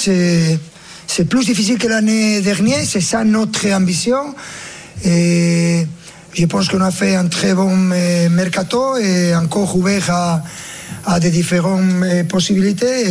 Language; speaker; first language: French; non-native, fluent; Spanish